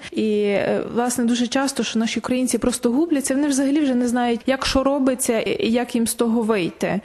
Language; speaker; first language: Ukrainian; native; Ukrainian